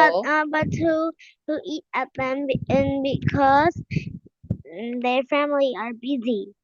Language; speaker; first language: English; non-native, learner; Vietnamese